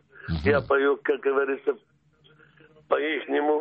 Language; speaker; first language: Russian; early bilingual, heritage; Russian